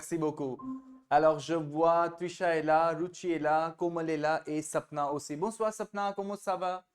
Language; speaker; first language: French; non-native, fluent; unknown